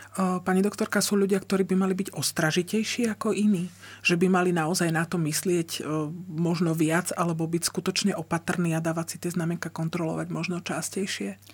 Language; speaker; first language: Slovak; native; Slovak